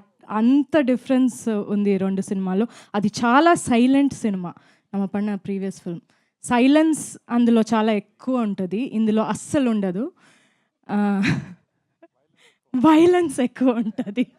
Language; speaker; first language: Telugu; non-native, fluent; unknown